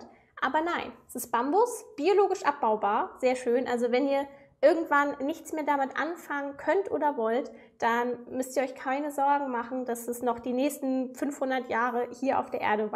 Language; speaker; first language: German; native; German